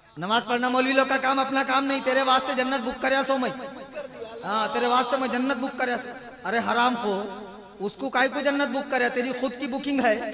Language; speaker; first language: Urdu; native; Urdu